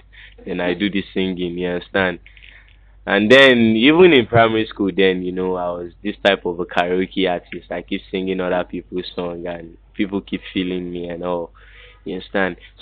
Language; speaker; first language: English; non-native, local second language; Yoruba